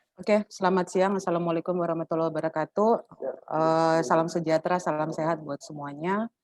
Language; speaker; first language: Indonesian; native; Indonesian